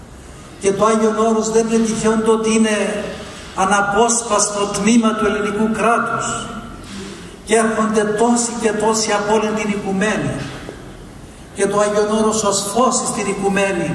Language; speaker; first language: Greek; native; Greek